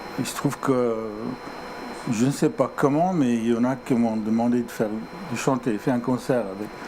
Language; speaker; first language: French; non-native, fluent; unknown